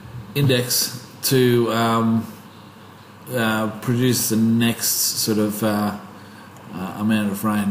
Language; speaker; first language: English; native; English